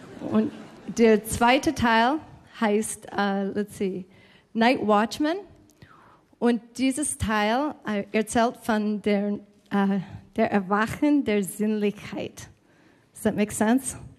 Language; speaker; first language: German; non-native, learner; English